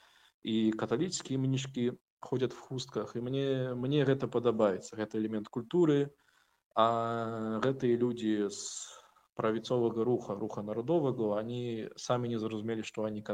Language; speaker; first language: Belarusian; non-native, learner; Russian